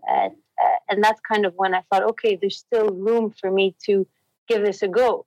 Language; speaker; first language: English; non-native, fluent; Arabic